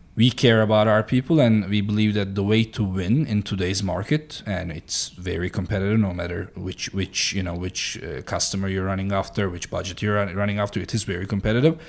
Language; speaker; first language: English; non-native, fluent; Turkish